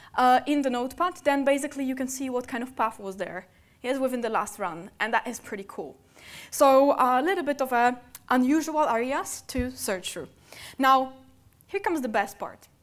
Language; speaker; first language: English; non-native, fluent; Polish